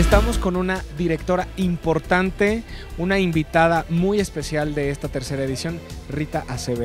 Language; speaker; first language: Spanish; native; Spanish